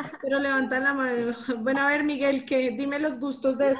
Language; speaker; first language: Spanish; native; Spanish